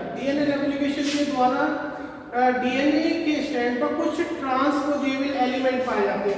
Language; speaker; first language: Hindi; native; Hindi